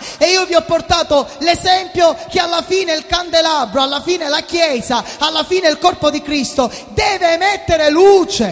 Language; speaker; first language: Italian; native; Italian